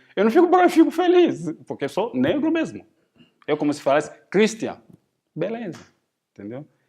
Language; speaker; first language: Portuguese; non-native, fluent; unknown